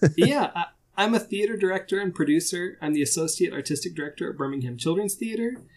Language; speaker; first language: English; native; English